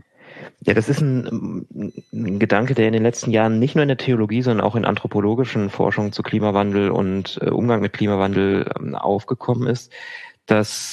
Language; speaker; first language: German; native; German